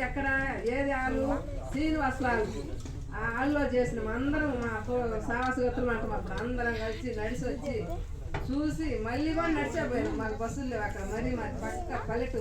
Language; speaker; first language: Telugu; native; Telugu